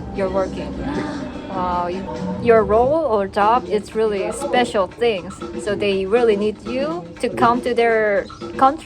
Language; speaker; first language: English; non-native, learner; Korean